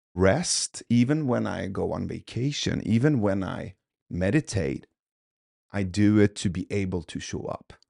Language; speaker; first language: English; early bilingual, other home language; Swedish